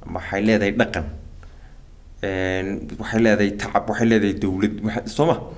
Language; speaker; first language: Somali; native; Somali